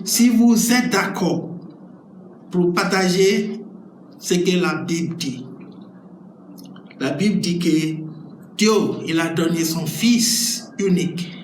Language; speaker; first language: French; non-native, learner; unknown